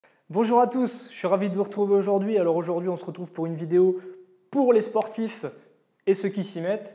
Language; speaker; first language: French; native; French